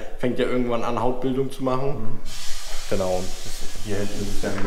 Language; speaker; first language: German; native; German